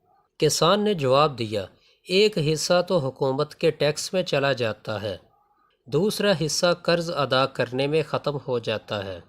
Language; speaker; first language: Urdu; native; Urdu